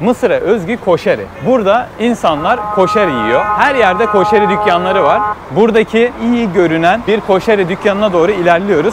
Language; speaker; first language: Turkish; native; Turkish